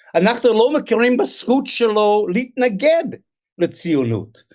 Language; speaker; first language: Hebrew; non-native, fluent; English